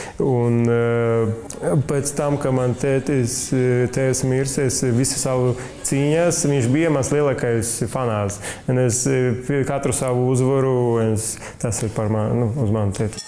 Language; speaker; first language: Latvian; non-native, local second language; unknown